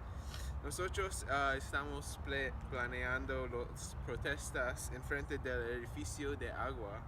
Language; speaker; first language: Spanish; non-native, learner; English